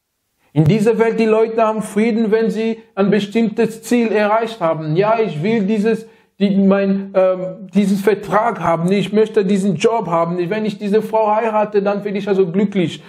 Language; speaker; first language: German; non-native, fluent; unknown